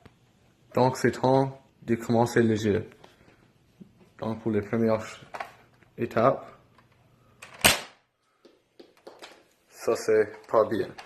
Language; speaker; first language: French; non-native, local second language; English